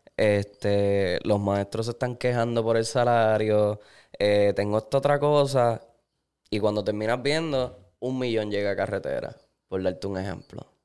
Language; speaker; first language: Spanish; native; Spanish